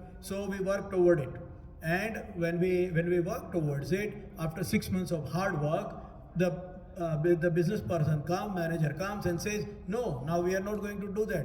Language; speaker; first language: English; non-native, local second language; Hindi